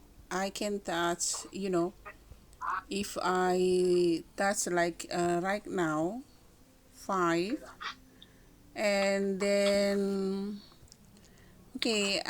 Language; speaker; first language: English; non-native, learner; Indonesian